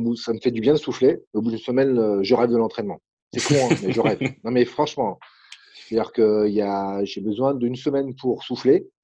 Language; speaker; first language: French; native; French